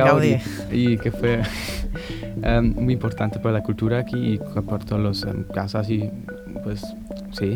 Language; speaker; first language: Spanish; non-native, fluent; German